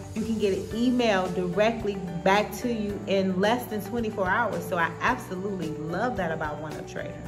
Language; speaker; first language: English; native; English